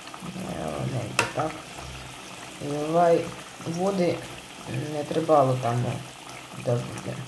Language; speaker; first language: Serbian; non-native, learner; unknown